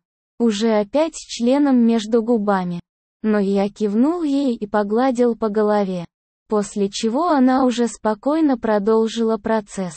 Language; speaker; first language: Russian; native; Russian